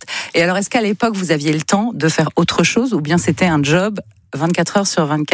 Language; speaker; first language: French; native; French